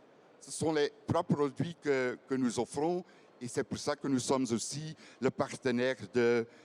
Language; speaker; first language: French; non-native, fluent; Dutch